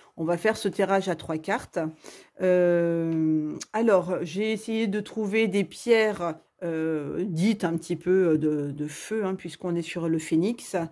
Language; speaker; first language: French; native; French